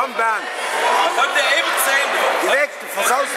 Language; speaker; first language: German; native; German